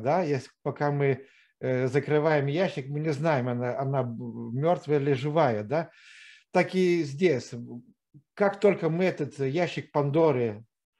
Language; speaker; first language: Russian; non-native, fluent; Lithuanian